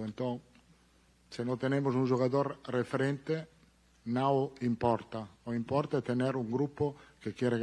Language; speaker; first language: Portuguese; non-native, fluent; Italian